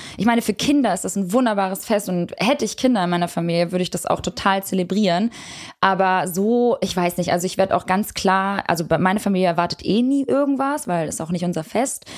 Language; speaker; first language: German; early bilingual, other home language; Albanian